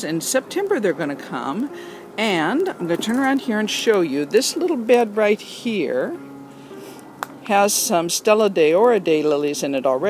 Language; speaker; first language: English; native; English